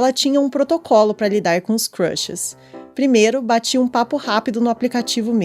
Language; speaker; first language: Portuguese; native; Portuguese